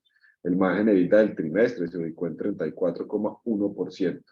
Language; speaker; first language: Spanish; native; Spanish